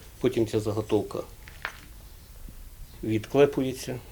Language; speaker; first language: Ukrainian; native; Ukrainian